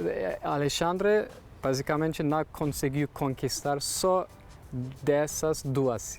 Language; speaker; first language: Portuguese; non-native, learner; Turkish